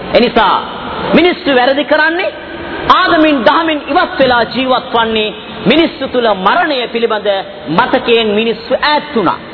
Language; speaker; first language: Sinhala; non-native, local second language; Tamil